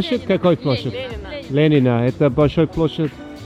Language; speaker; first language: Russian; non-native, learner; English